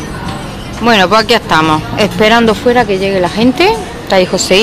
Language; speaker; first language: Spanish; native; Spanish